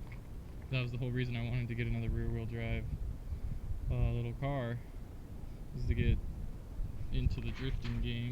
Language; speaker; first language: English; native; English